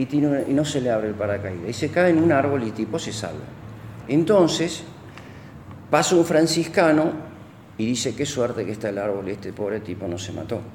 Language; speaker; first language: Spanish; native; Spanish